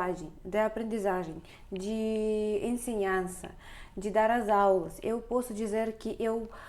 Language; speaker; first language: Portuguese; non-native, fluent; Russian